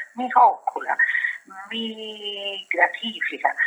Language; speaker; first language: Italian; native; Italian